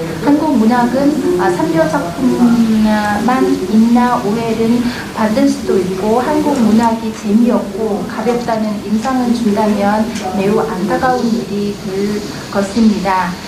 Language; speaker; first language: Korean; non-native, fluent; Vietnamese